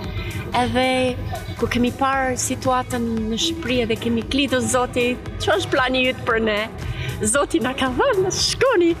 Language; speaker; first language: Albanian; non-native, learner; English